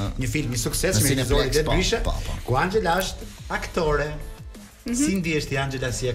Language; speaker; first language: Albanian; native; Albanian